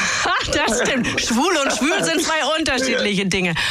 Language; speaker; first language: German; native; German